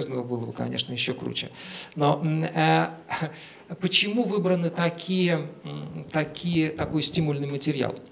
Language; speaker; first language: Russian; native; Russian